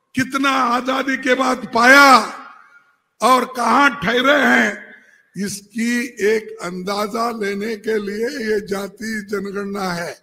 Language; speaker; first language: Hindi; non-native, local second language; Kannada